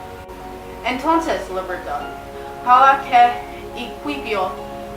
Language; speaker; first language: Spanish; non-native, learner; English